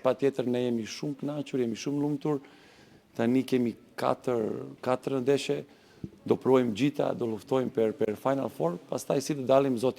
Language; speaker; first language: Albanian; non-native, learner; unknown